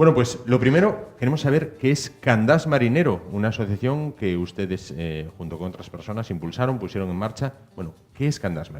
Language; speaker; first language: Spanish; native; Spanish